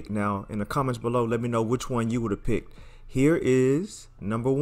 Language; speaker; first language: English; native; English